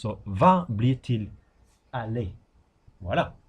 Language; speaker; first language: Norwegian; non-native, fluent; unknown